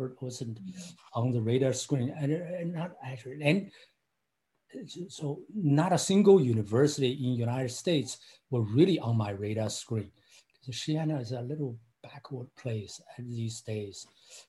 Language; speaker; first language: English; non-native, fluent; Chinese